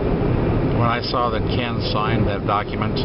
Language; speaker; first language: English; native; English